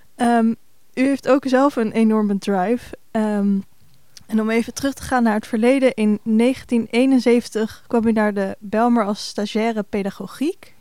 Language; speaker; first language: Dutch; native; Dutch